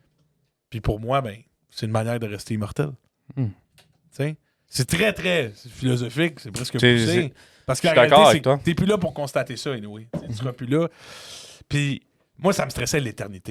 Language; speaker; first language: French; native; French